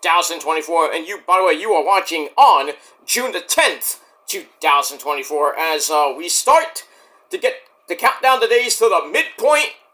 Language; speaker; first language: English; native; English